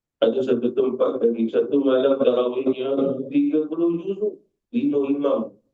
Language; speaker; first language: Malay; native; Malay